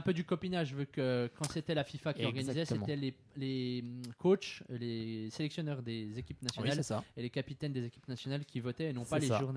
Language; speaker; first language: French; native; French